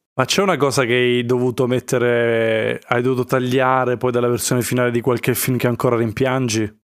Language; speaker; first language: Italian; native; Italian